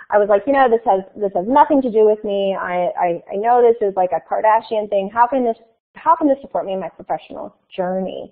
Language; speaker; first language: English; native; English